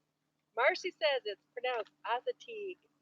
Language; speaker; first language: English; native; English